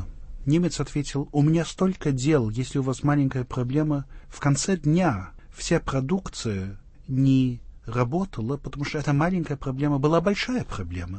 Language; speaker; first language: Russian; non-native, fluent; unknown